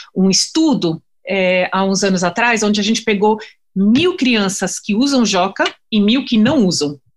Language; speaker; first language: Portuguese; non-native, fluent; French